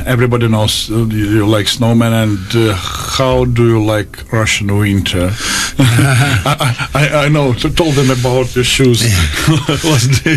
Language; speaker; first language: English; non-native, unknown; Russian